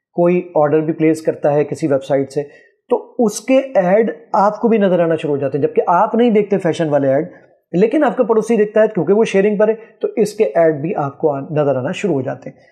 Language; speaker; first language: Urdu; native; Urdu